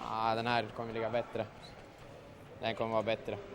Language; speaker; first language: Swedish; native; Swedish